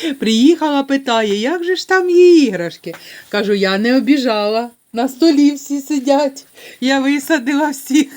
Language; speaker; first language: Ukrainian; native; Ukrainian